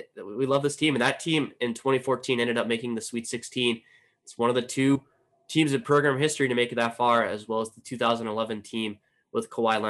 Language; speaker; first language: English; native; English